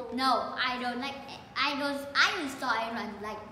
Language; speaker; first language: English; non-native, learner; Vietnamese